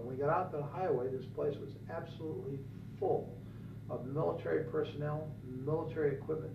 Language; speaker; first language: English; native; English